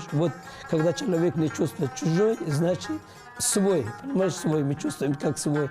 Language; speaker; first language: Russian; non-native, learner; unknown